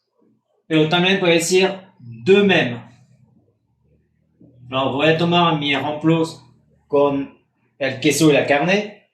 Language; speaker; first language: Spanish; non-native, fluent; French